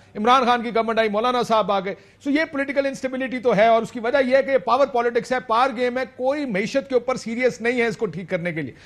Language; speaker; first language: Urdu; non-native, local second language; Punjabi